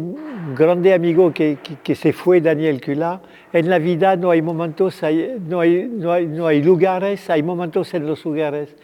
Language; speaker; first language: Spanish; non-native, fluent; French